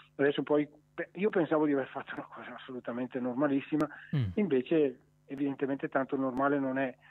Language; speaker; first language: Italian; native; Italian